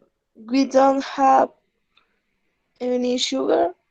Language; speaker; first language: English; non-native, learner; Spanish